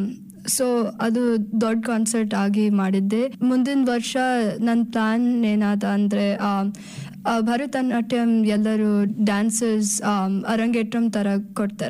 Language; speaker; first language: Kannada; early bilingual, heritage; Kannada